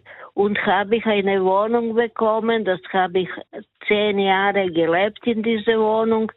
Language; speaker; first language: German; non-native, learner; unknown